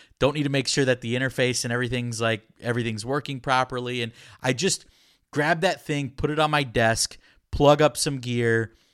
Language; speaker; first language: English; early bilingual, other home language; Spanish